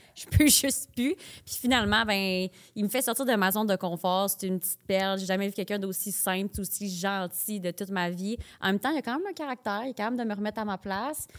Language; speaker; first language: French; native; French